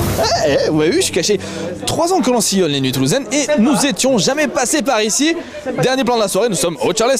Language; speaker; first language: French; native; French